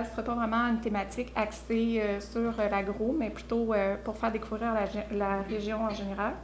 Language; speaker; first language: French; native; French